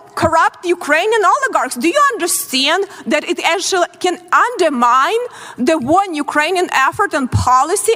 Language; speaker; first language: English; non-native, fluent; Ukrainian